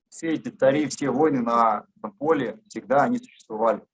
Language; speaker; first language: Russian; native; Russian